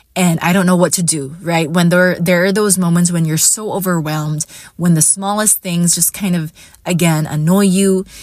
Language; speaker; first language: English; non-native, local second language; Hiligaynon